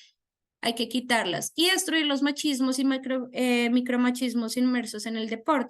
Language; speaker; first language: Spanish; native; Spanish